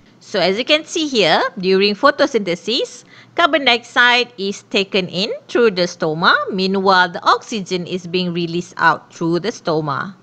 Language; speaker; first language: English; non-native, local second language; Malay